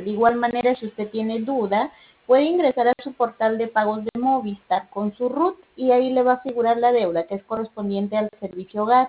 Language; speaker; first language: Spanish; native; Spanish